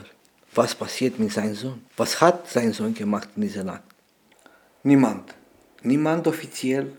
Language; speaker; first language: German; non-native, learner; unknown